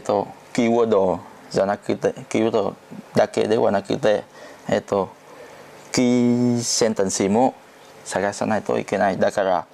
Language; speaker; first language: Japanese; non-native, learner; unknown